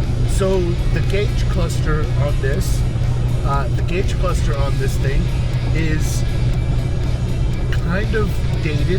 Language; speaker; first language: English; native; English